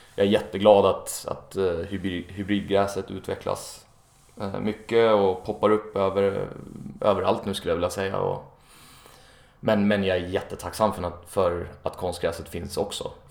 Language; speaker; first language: Swedish; native; Swedish